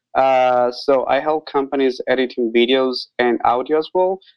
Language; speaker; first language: English; non-native, learner; Spanish